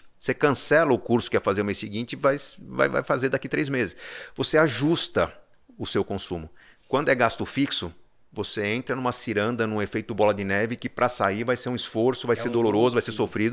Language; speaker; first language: Portuguese; native; Portuguese